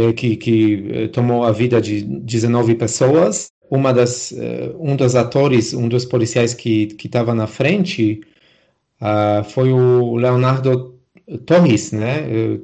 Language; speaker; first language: Portuguese; non-native, fluent; Polish